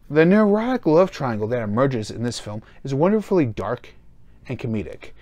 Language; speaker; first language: English; native; English